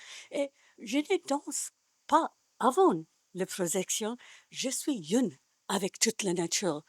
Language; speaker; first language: French; non-native, learner; Japanese